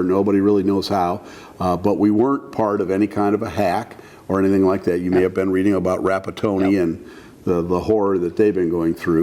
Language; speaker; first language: English; native; English